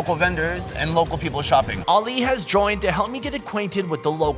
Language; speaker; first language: English; native; English